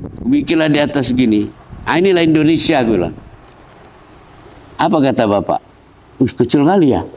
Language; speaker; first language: Indonesian; native; Indonesian